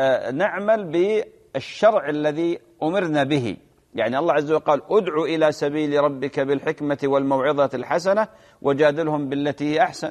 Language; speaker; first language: Arabic; native; Arabic